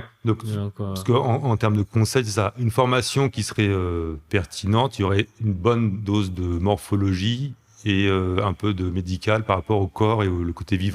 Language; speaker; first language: French; native; French